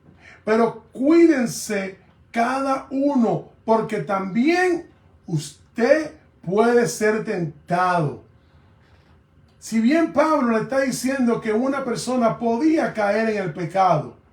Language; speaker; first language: Spanish; native; Spanish